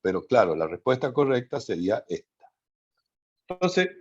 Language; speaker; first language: Spanish; native; Spanish